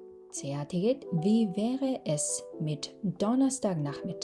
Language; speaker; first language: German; non-native, fluent; Mongolian